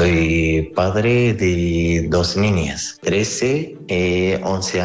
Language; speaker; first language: Spanish; non-native, learner; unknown